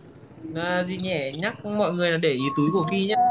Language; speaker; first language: Vietnamese; native; Vietnamese